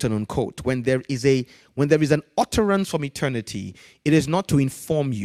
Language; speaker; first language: English; non-native, local second language; Yoruba